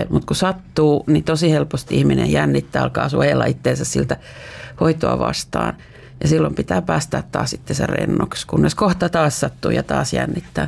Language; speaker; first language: Finnish; native; Finnish